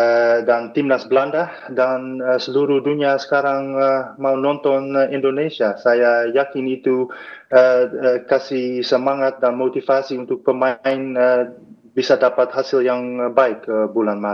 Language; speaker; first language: Indonesian; non-native, fluent; Dutch